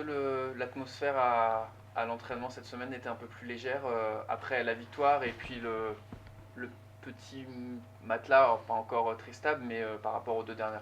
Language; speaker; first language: French; native; French